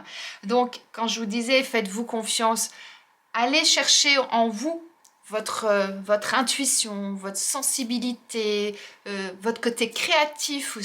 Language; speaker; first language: French; native; French